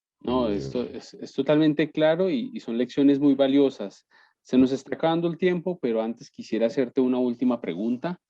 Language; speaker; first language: Spanish; native; Spanish